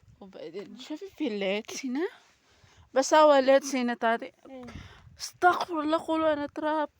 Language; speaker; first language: Arabic; non-native, learner; Filipino